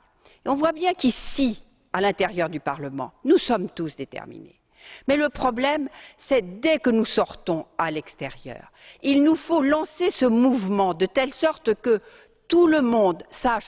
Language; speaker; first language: French; native; French